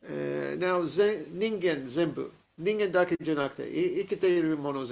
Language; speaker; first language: Japanese; non-native, learner; English